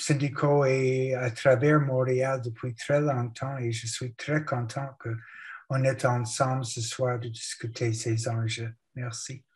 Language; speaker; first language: French; non-native, fluent; English